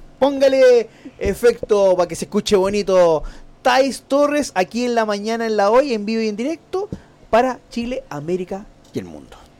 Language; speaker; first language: Spanish; native; Spanish